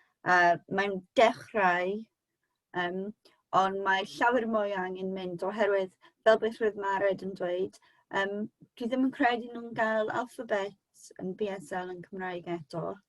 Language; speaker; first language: Welsh; non-native, local second language; English